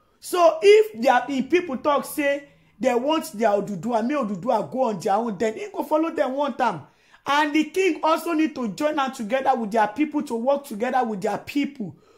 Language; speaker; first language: Nigerian Pidgin; non-native, local second language; Yoruba